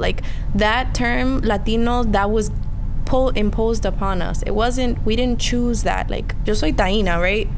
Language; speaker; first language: English; early bilingual, other home language; Spanish